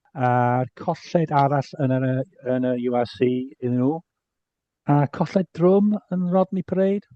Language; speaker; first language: Welsh; non-native, fluent; English